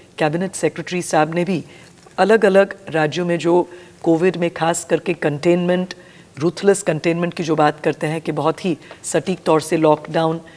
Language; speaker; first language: Hindi; non-native, local second language; Gujarati